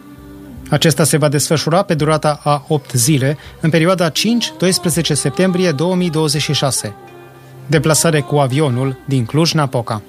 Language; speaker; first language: Romanian; native; Romanian